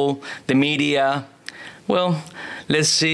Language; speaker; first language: English; non-native, learner; Spanish